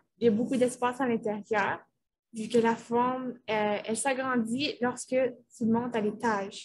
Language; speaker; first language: French; native; French